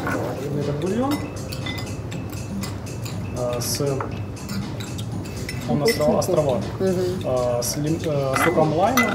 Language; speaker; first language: Russian; native; Russian